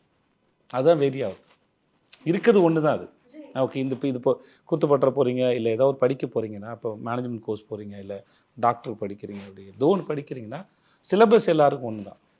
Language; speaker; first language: Tamil; native; Tamil